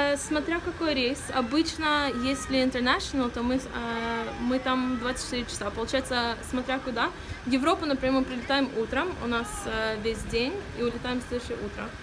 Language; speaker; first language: Russian; early bilingual, heritage; Russian